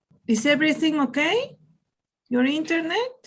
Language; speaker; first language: English; non-native, learner; Spanish